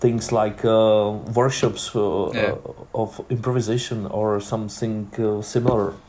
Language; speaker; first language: English; non-native, learner; Czech